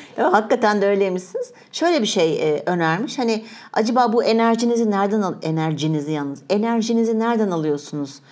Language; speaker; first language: Turkish; native; Turkish